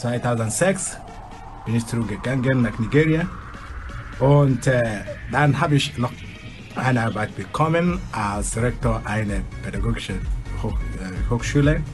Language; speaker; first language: German; non-native, fluent; Igbo